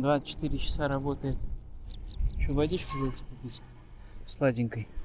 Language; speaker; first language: Russian; native; Russian